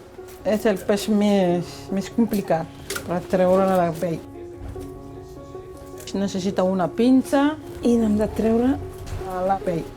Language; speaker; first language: Catalan; non-native, fluent; Fula